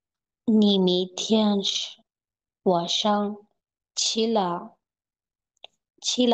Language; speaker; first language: Chinese; non-native, learner; Bangla